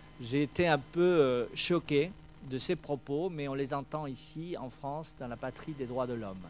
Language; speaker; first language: French; non-native, fluent; Spanish